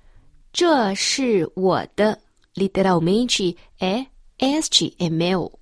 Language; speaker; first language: Portuguese; non-native, fluent; Chinese